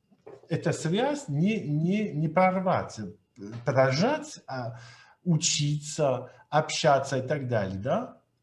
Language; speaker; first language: Russian; non-native, fluent; French